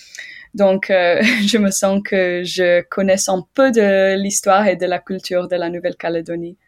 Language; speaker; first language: French; non-native, learner; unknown